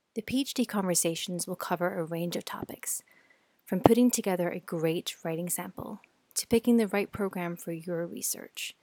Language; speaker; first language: English; native; English